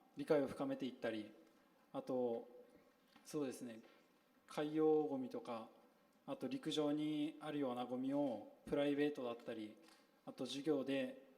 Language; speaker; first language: Japanese; native; Japanese